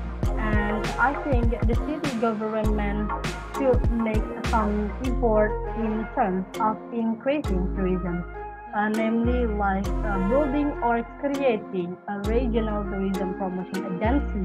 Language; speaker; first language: English; non-native, learner; Indonesian